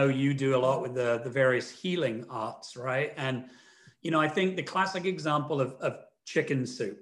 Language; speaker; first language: English; native; English